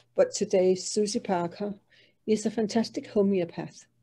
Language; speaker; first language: English; non-native, fluent; Danish